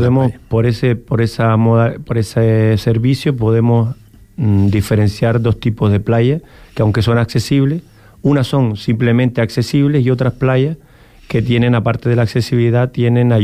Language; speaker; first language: Spanish; native; Spanish